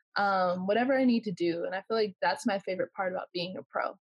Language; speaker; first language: English; native; English